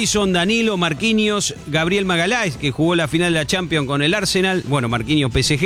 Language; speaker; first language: Spanish; native; Spanish